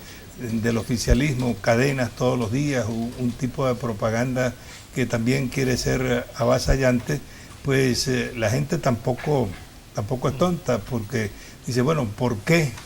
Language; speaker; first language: Spanish; native; Spanish